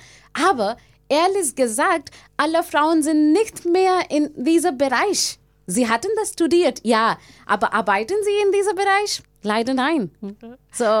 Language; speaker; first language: German; non-native, learner; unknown